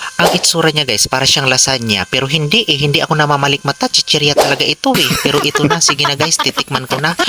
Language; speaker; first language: Filipino; native; Filipino